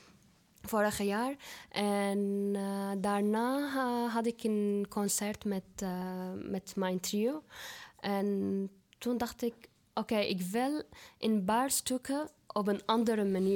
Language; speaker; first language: Dutch; non-native, fluent; Arabic